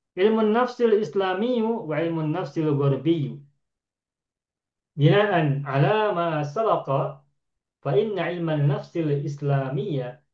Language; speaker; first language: Arabic; non-native, fluent; Indonesian